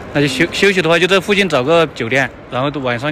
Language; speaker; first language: Chinese; native; Chinese